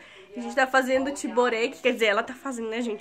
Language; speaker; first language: Portuguese; native; Portuguese